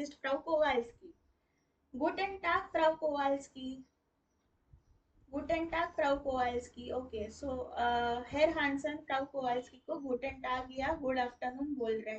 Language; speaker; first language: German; non-native, fluent; Hindi